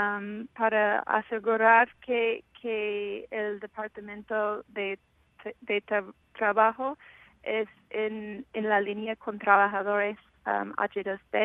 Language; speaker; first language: Spanish; non-native, fluent; English